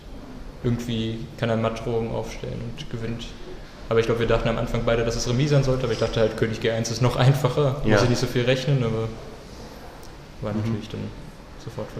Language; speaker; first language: German; native; German